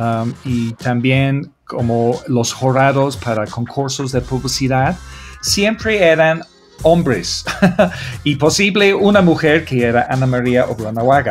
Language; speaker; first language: Spanish; non-native, fluent; English